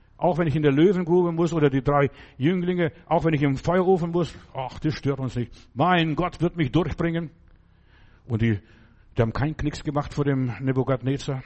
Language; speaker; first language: German; non-native, fluent; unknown